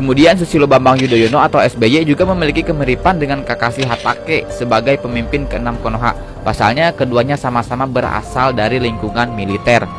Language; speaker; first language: Indonesian; native; Indonesian